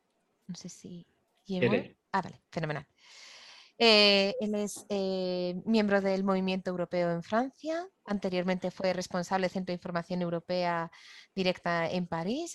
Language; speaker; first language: Spanish; native; Spanish